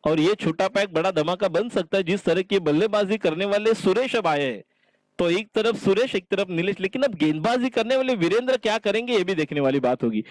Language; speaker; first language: Hindi; non-native, local second language; Marathi